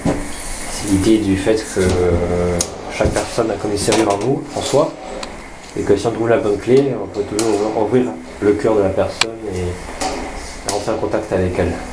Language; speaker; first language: French; native; French